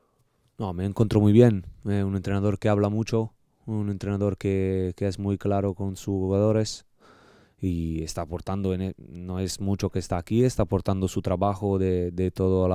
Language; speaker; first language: Spanish; non-native, learner; Italian